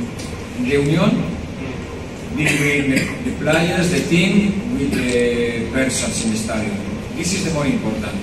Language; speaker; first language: English; non-native, learner; Spanish